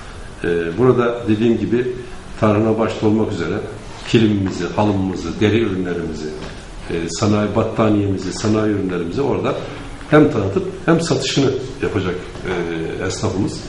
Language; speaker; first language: Turkish; native; Turkish